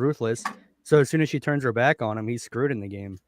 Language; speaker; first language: English; native; English